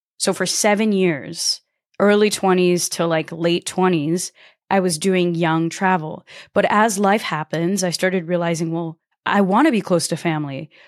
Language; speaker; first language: English; early bilingual, other home language; Portuguese